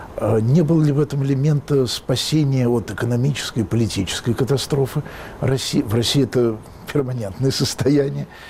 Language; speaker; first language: Russian; native; Russian